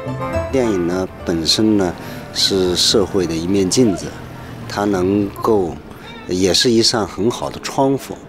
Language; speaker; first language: Chinese; native; Chinese